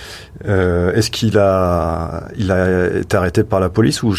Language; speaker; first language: French; native; French